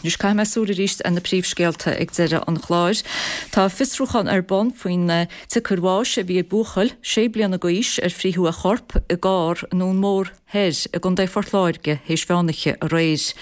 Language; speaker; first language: Irish; native; Irish